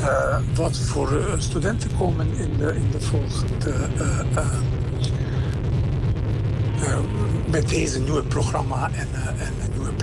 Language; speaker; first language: Dutch; non-native, fluent; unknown